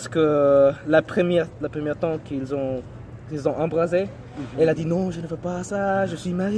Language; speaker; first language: French; non-native, learner; English